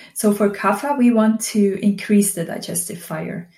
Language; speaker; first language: English; non-native, fluent; Dutch